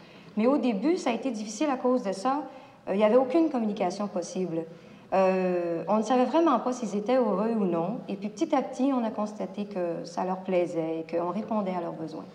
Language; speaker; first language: French; native; French